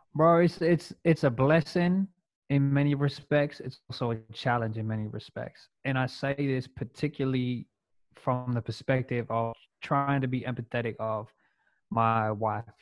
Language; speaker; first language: English; non-native, local second language; Punjabi